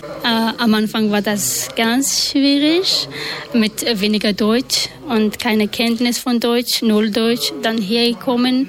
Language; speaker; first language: German; non-native, learner; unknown